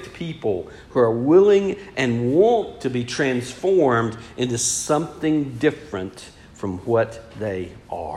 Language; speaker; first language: English; native; English